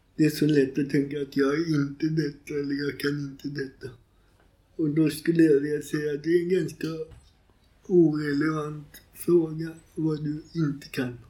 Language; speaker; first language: Swedish; native; Swedish